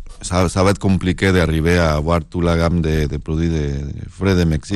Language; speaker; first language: French; non-native, learner; Spanish